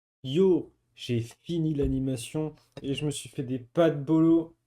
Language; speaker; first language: French; native; French